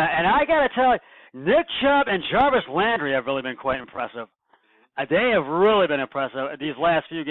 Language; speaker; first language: English; native; English